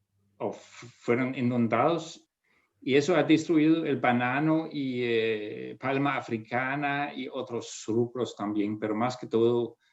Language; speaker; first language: Spanish; non-native, fluent; Danish